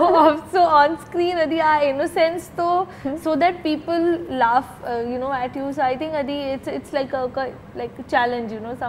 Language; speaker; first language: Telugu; non-native, learner; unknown